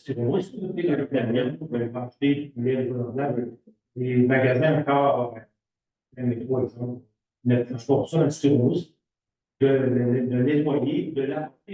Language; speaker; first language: French; native; French